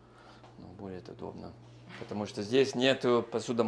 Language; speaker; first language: Russian; non-native, learner; English